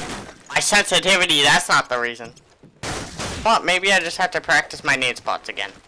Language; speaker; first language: English; native; English